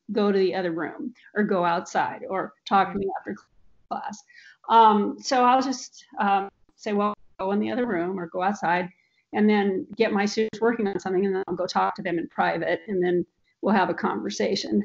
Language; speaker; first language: English; native; English